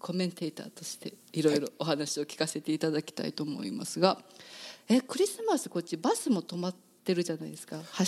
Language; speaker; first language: Japanese; native; Japanese